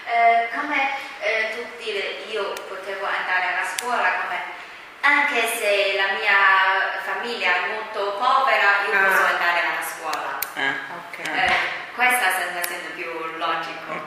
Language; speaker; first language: Italian; non-native, learner; Chinese